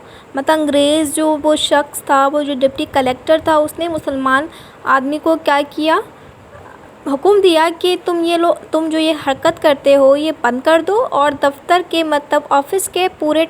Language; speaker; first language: Urdu; non-native, local second language; Sindhi